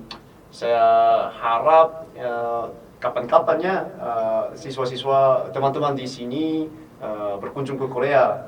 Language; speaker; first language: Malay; non-native, fluent; Korean